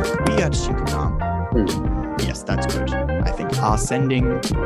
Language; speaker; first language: English; native; English